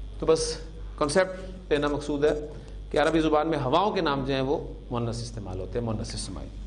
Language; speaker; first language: Urdu; native; Urdu